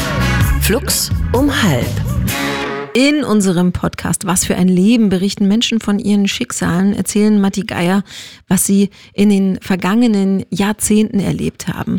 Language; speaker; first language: German; native; German